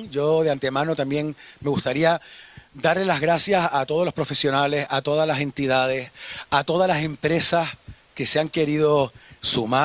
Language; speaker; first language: Spanish; native; Spanish